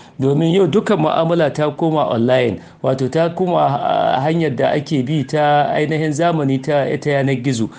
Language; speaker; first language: Hausa; native; Hausa